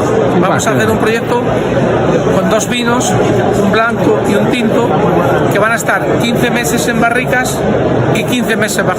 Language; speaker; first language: Spanish; native; Spanish